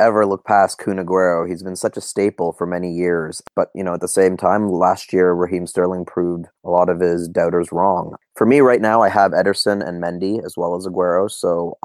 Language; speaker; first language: English; native; English